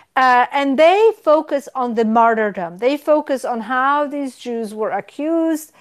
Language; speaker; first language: English; non-native, fluent; Polish